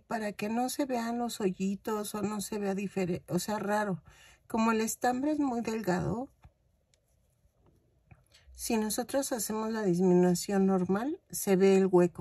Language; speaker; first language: Spanish; native; Spanish